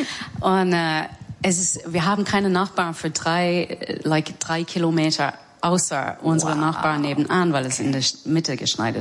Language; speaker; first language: German; non-native, learner; English